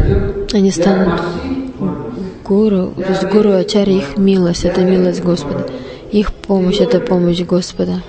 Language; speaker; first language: Russian; non-native, learner; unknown